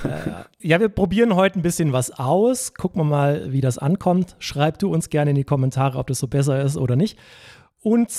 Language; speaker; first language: German; native; German